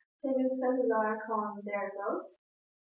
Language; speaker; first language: Spanish; non-native, learner; English